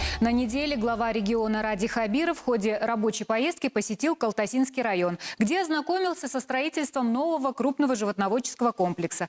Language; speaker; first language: Russian; native; Russian